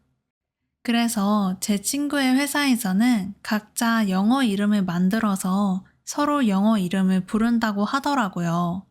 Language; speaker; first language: Korean; native; Korean